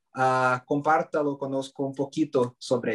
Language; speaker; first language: Spanish; non-native, learner; Portuguese